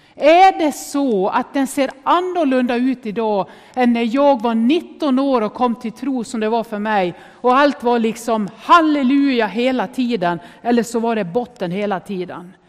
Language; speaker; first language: Swedish; native; Swedish